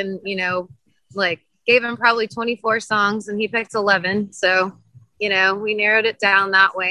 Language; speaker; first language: English; native; English